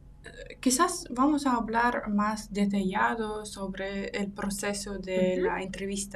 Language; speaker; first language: Spanish; non-native, fluent; Russian